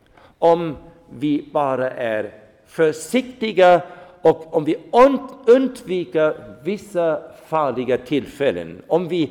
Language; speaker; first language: Swedish; non-native, fluent; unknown